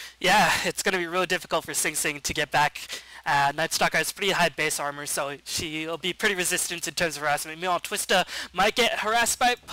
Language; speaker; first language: English; native; English